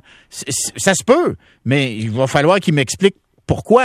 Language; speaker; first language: French; native; French